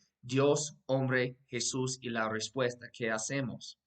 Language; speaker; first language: Spanish; non-native, fluent; English